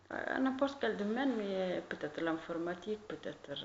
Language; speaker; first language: French; non-native, learner; Arabic